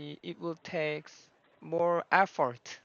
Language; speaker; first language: English; non-native, learner; Korean